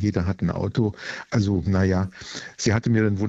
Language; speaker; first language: German; native; German